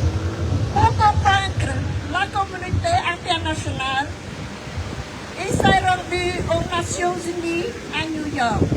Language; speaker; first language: French; non-native, fluent; Khmer